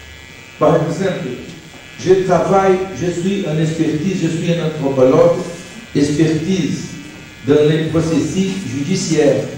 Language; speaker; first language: French; non-native, learner; Portuguese